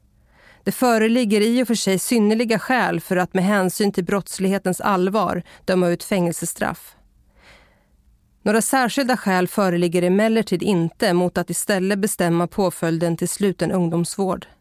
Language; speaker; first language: Swedish; native; Swedish